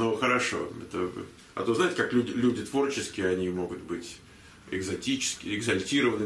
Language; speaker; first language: Russian; native; Russian